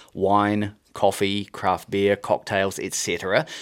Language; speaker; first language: English; native; English